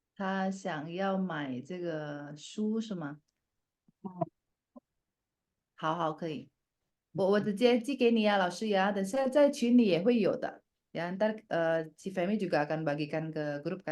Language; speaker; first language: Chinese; non-native, fluent; Indonesian